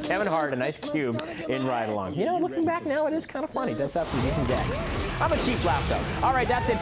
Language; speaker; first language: English; native; English